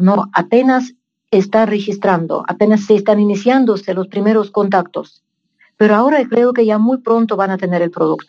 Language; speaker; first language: Spanish; non-native, fluent; Russian